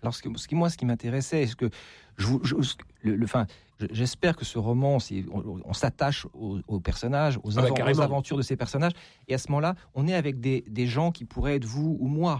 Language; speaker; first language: French; native; French